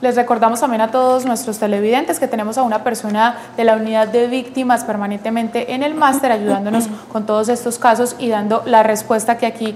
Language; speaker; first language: Spanish; native; Spanish